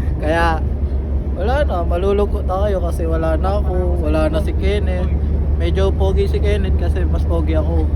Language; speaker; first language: Filipino; native; Filipino